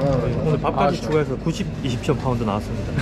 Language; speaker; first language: Korean; native; Korean